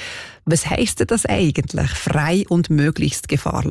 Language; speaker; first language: German; native; German